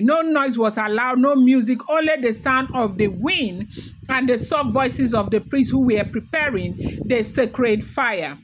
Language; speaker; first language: English; non-native, local second language; Yoruba